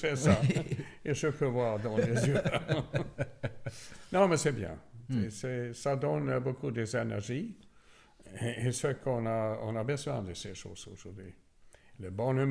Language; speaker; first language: French; non-native, learner; Swedish